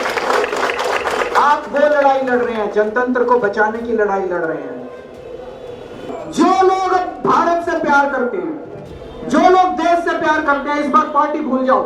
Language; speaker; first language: Hindi; native; Hindi